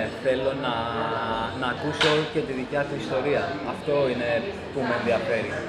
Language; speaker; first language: Greek; early bilingual, other home language; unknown